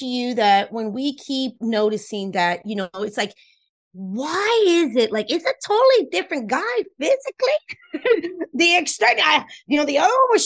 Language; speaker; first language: English; non-native, fluent; Spanish